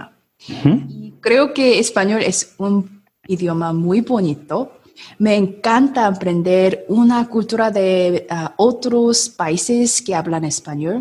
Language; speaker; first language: Spanish; non-native, learner; Korean